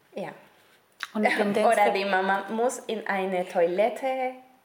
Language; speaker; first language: German; non-native, learner; Spanish